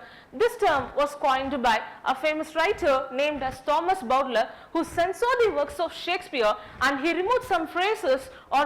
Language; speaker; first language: English; non-native, local second language; Tamil